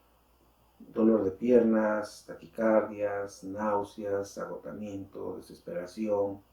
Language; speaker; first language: Spanish; native; Spanish